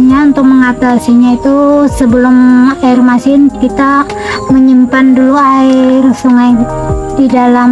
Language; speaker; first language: Indonesian; non-native, local second language; Banjar